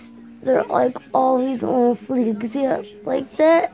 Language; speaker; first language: English; native; English